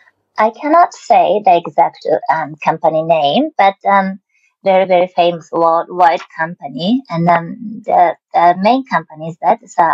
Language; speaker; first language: English; non-native, learner; Japanese